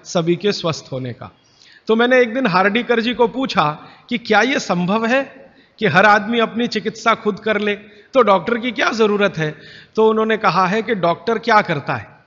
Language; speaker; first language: Hindi; native; Hindi